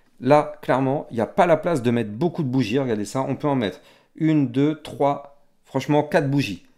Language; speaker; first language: French; native; French